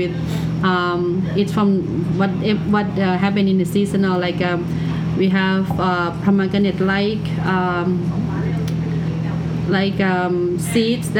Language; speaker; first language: English; non-native, learner; Thai